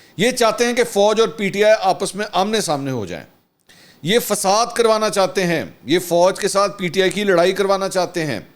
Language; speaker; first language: Urdu; native; Urdu